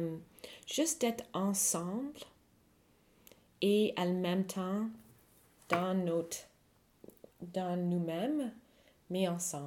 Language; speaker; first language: French; non-native, fluent; English